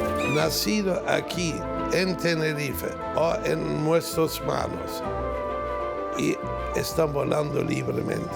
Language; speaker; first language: Spanish; non-native, fluent; German